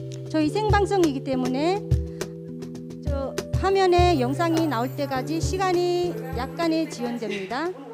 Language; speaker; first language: Korean; non-native, fluent; Kazakh